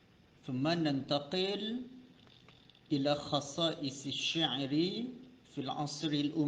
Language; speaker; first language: Arabic; non-native, fluent; Malay